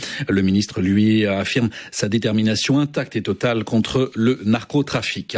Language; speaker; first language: French; native; French